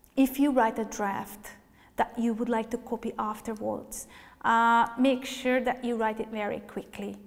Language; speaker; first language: English; non-native, fluent; Hungarian